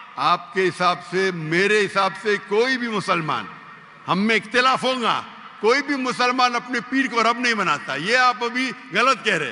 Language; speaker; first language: Urdu; non-native, local second language; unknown